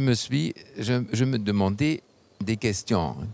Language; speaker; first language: French; non-native, fluent; German